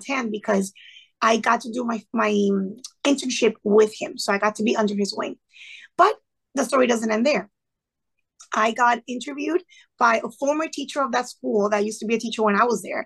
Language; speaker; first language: English; early bilingual, other home language; Spanish